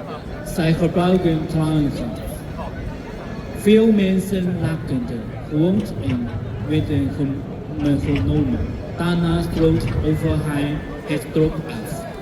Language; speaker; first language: Dutch; non-native, fluent; Cantonese